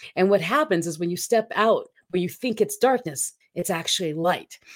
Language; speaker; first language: English; non-native, local second language; Filipino